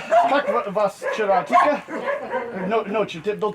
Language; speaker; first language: Russian; non-native, learner; English